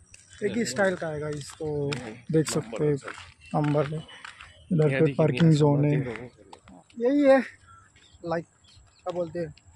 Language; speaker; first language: Hindi; non-native, local second language; Nepali